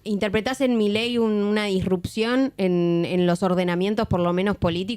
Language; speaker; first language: Spanish; native; Spanish